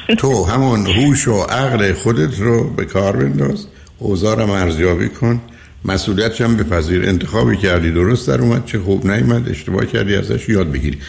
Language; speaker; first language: Persian; native; Persian